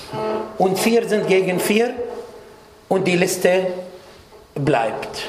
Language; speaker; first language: German; non-native, fluent; Arabic